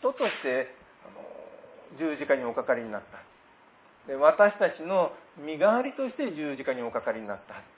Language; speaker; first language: Japanese; native; Japanese